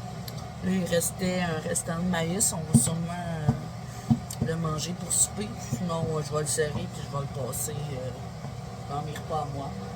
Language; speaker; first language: French; native; French